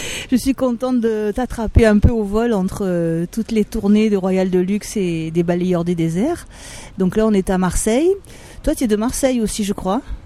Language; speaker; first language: French; native; French